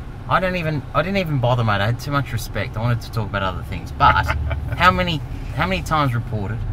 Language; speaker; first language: English; native; English